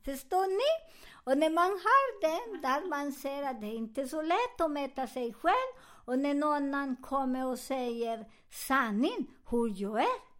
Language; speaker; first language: Swedish; non-native, learner; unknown